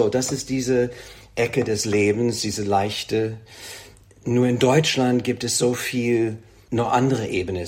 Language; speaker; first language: German; non-native, fluent; English